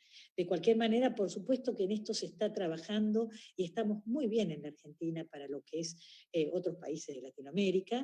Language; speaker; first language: Spanish; native; Spanish